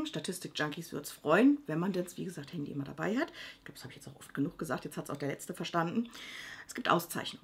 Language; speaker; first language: German; native; German